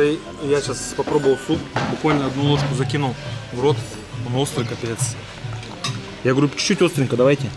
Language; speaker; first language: Russian; native; Russian